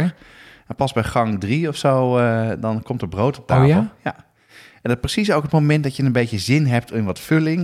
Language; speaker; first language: Dutch; native; Dutch